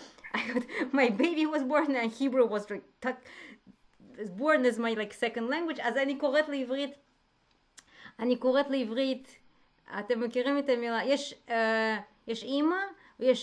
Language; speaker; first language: Hebrew; native; Hebrew